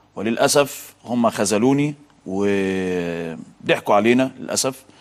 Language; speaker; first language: Arabic; native; Arabic